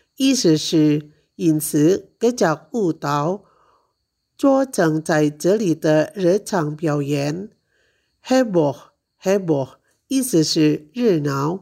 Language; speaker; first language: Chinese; non-native, fluent; Indonesian